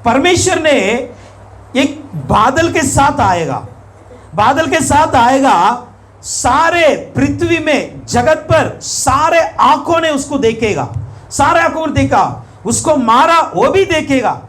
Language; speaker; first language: Hindi; non-native, local second language; Tamil